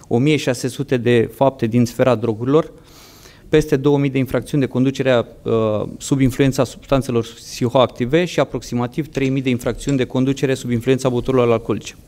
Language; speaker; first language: Romanian; native; Romanian